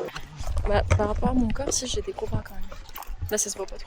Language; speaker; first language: French; native; French